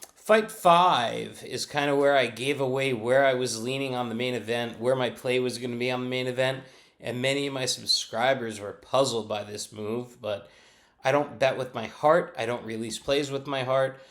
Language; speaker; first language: English; native; English